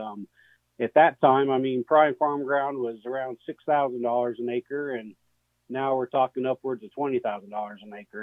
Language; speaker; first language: English; native; English